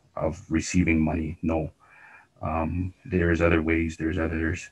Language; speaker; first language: English; non-native, fluent; Cree